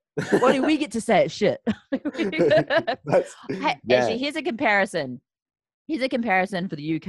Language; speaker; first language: English; native; English